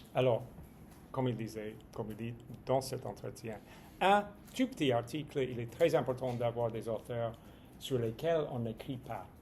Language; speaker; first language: French; non-native, fluent; English